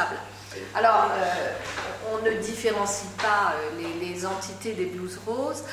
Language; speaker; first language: French; native; French